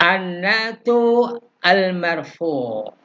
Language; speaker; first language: Arabic; non-native, fluent; Indonesian